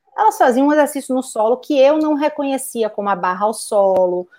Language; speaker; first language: Portuguese; native; Portuguese